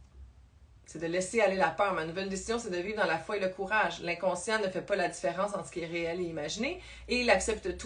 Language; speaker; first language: French; native; French